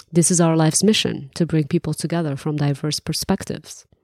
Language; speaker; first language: English; non-native, fluent; Arabic